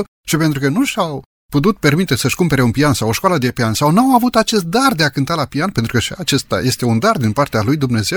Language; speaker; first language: Romanian; native; Romanian